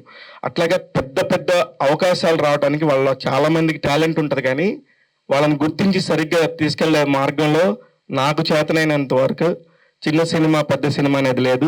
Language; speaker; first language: Telugu; native; Telugu